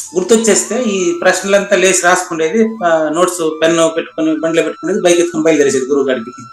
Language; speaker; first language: Telugu; non-native, local second language; Tamil